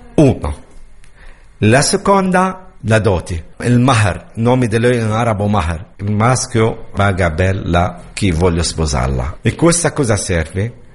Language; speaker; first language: Italian; non-native, learner; Arabic